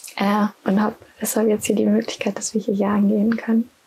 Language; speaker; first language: German; native; German